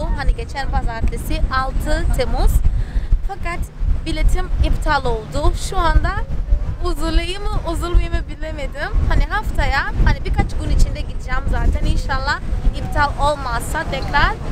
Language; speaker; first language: Turkish; non-native, fluent; Portuguese